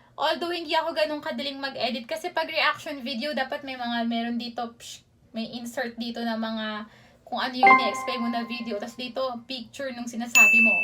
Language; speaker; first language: Filipino; native; Filipino